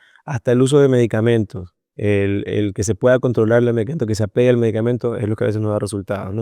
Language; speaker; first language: Spanish; native; Spanish